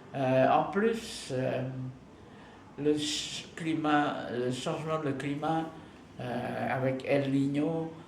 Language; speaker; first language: French; non-native, fluent; Vietnamese